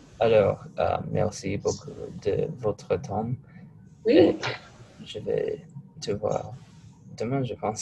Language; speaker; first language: French; non-native, learner; English